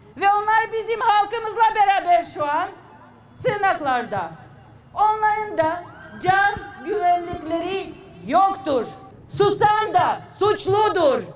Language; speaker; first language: Turkish; non-native, fluent; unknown